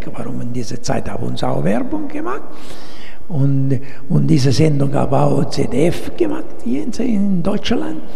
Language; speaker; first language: German; non-native, fluent; Italian